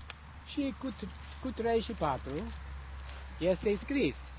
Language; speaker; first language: Romanian; non-native, learner; English